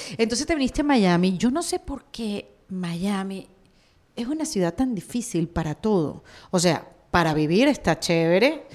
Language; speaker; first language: Spanish; native; Spanish